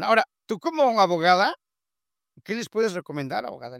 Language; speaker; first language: Spanish; native; Spanish